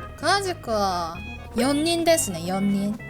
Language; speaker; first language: Japanese; non-native, learner; Korean